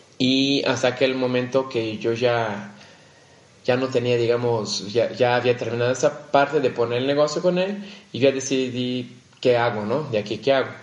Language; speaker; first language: Spanish; non-native, fluent; Portuguese